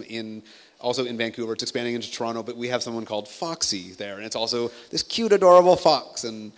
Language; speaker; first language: English; native; English